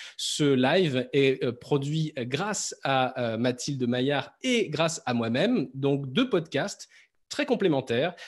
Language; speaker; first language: French; native; French